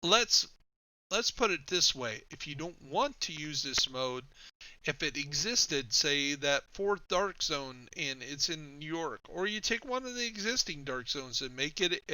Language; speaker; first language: English; native; English